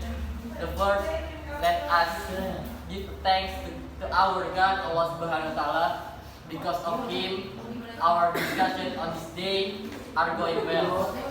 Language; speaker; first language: English; non-native, local second language; Indonesian